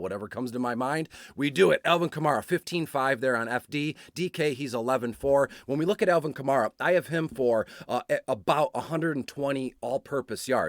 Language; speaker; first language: English; native; English